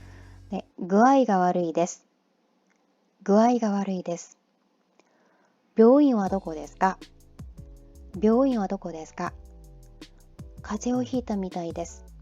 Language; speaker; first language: Japanese; non-native, fluent; Korean